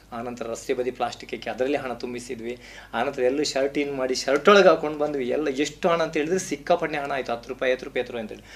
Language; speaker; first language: Kannada; non-native, local second language; Tulu